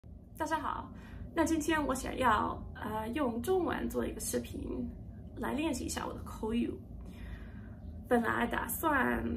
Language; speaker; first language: Chinese; non-native, learner; English